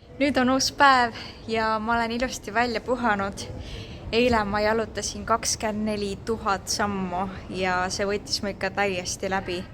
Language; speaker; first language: Estonian; native; Estonian